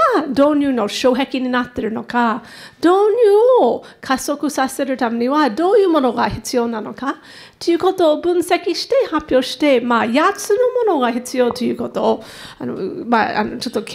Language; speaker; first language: Japanese; non-native, fluent; English